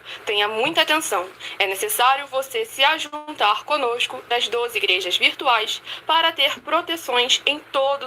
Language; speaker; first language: Portuguese; native; Portuguese